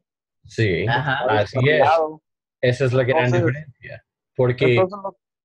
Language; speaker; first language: Spanish; non-native, learner; English